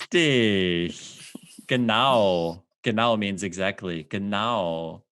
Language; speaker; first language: German; non-native, fluent; English